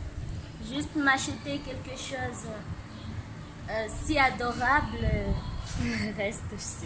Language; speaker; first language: French; non-native, local second language; Comorian